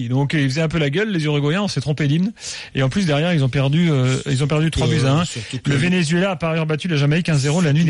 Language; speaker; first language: French; native; French